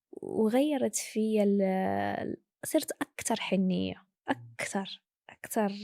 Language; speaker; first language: Arabic; native; Arabic